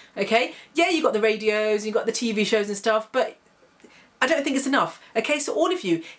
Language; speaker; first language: English; native; English